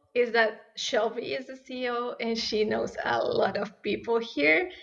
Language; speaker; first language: English; non-native, fluent; Spanish